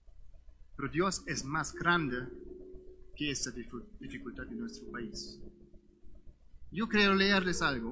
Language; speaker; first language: Spanish; non-native, fluent; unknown